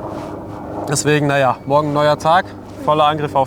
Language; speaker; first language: German; native; German